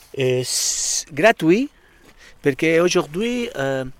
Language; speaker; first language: French; non-native, fluent; Spanish